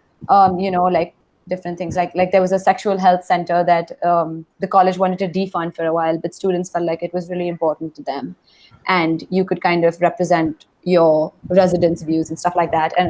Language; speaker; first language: English; non-native, local second language; Hindi